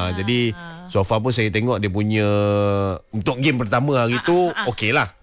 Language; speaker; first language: Malay; native; Malay